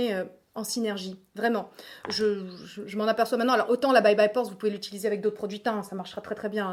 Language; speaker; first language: French; native; French